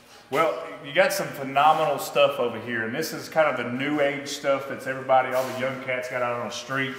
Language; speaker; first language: English; native; English